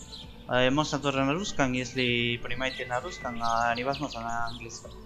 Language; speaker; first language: Russian; non-native, learner; Spanish